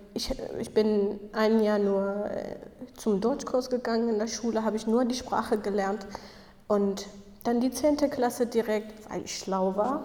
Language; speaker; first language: German; non-native, fluent; Kurdish